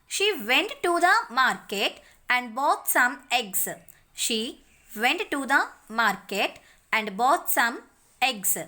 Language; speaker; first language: English; non-native, local second language; Telugu